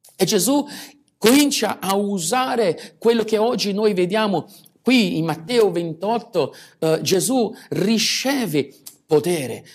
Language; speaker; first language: Italian; non-native, fluent; Portuguese